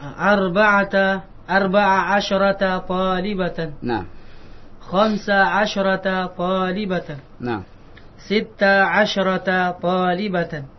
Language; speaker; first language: Arabic; non-native, learner; Indonesian